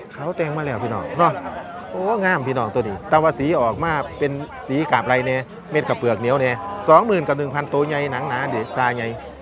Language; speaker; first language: Thai; native; Thai